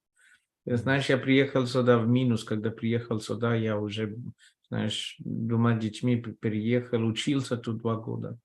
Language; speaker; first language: Russian; non-native, fluent; Telugu